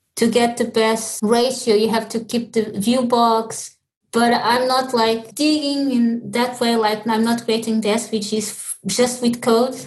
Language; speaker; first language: English; early bilingual, other home language; Portuguese